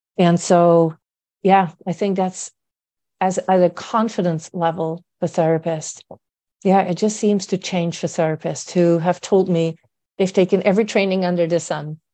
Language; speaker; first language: English; non-native, fluent; Dutch